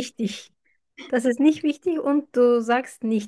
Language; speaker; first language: German; non-native, fluent; Turkish